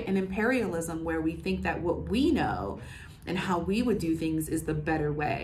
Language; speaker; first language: English; native; English